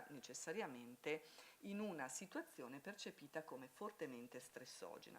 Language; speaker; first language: Italian; native; Italian